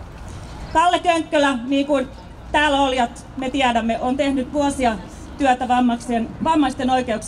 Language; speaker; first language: Finnish; native; Finnish